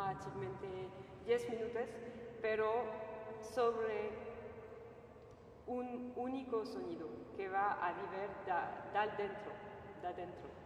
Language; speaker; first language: Spanish; non-native, fluent; French